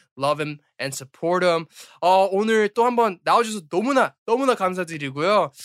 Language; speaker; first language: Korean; early bilingual, heritage; Korean